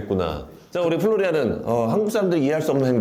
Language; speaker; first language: Korean; native; Korean